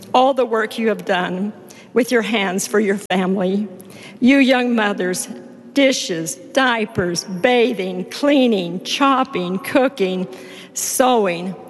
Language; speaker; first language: English; native; English